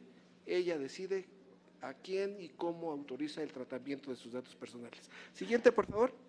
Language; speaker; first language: Spanish; native; Spanish